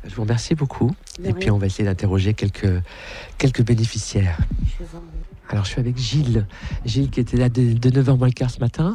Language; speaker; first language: French; native; French